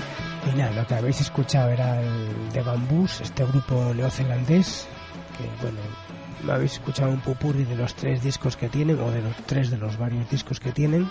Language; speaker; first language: Spanish; native; Spanish